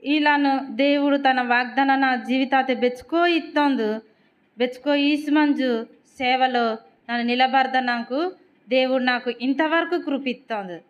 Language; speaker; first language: Telugu; non-native, local second language; Koya